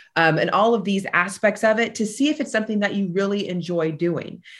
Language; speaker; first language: English; native; English